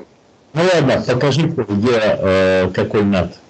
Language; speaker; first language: Russian; native; Russian